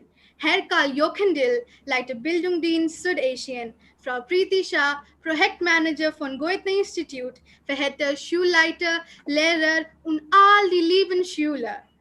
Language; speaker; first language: German; non-native, learner; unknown